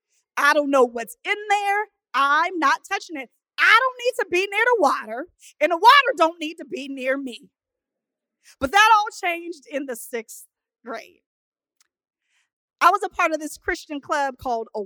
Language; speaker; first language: English; native; English